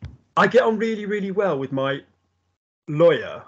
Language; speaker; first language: English; native; English